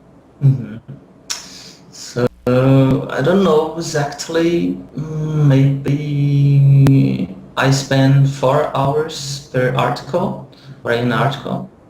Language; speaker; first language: English; non-native, fluent; Portuguese